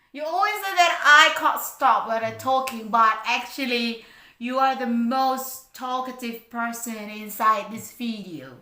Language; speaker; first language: English; non-native, learner; Indonesian